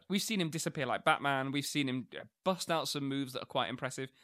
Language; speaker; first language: English; native; English